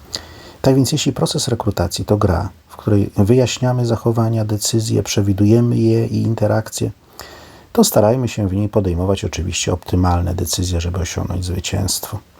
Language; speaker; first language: Polish; native; Polish